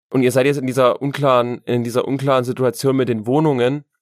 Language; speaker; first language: German; native; German